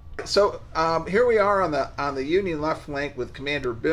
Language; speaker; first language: English; native; English